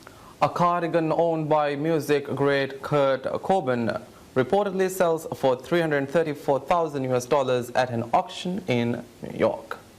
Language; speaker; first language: English; non-native, local second language; Divehi